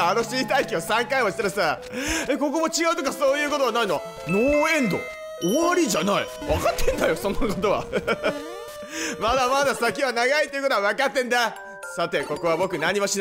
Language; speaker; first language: Japanese; native; Japanese